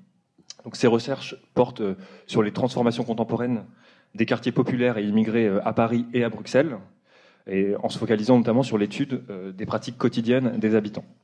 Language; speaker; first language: French; native; French